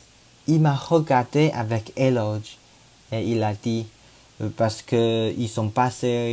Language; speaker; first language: French; non-native, learner; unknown